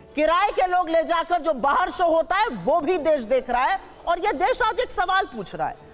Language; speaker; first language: Hindi; native; Hindi